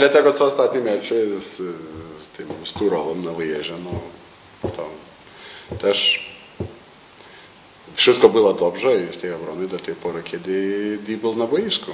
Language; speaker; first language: Polish; non-native, learner; Lithuanian